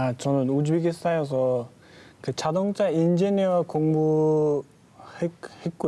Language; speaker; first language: Korean; non-native, fluent; Uzbek